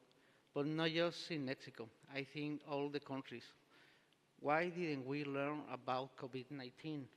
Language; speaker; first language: English; non-native, learner; Spanish